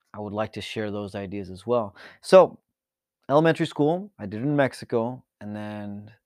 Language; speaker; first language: English; early bilingual, other home language; Spanish